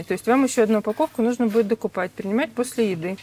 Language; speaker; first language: Russian; native; Russian